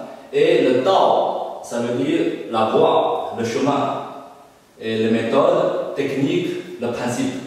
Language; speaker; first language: French; non-native, fluent; Chinese